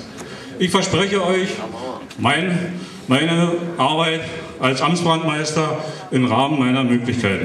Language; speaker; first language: German; native; German